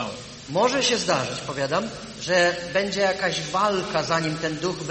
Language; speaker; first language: Polish; native; Polish